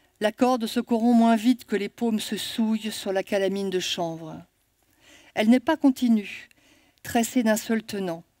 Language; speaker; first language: French; native; French